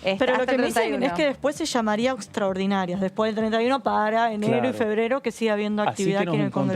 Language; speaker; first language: Spanish; native; Spanish